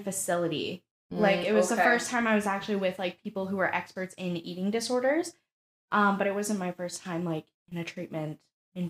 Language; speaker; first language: English; native; English